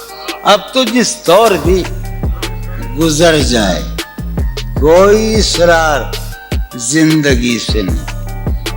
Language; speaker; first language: Urdu; native; Urdu